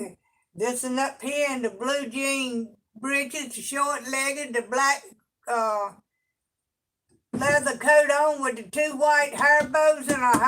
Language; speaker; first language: English; native; English